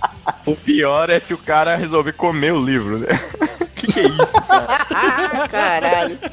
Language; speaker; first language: Portuguese; native; Portuguese